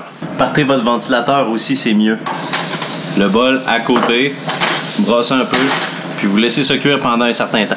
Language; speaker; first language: French; native; French